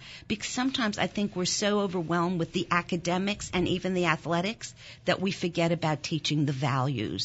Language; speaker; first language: English; non-native, fluent; German